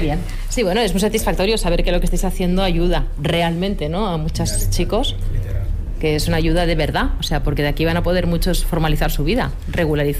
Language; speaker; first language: Spanish; native; Spanish